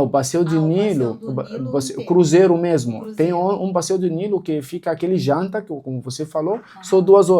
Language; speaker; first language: Portuguese; non-native, local second language; Arabic